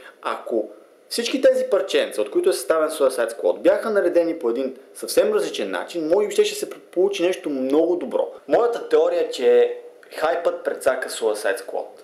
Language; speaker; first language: Bulgarian; native; Bulgarian